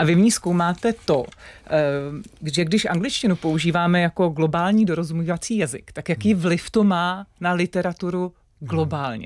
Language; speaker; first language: Czech; native; Czech